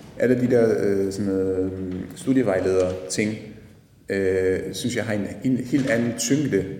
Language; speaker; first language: Danish; non-native, fluent; Polish